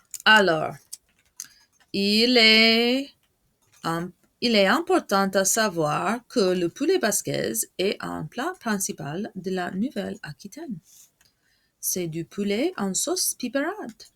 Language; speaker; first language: French; non-native, fluent; English